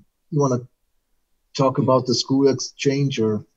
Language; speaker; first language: English; non-native, fluent; German